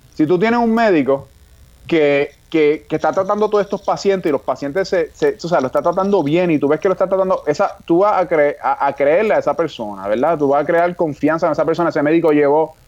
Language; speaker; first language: Spanish; native; Spanish